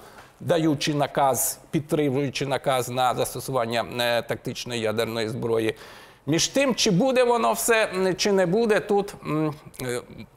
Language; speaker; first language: Ukrainian; native; Ukrainian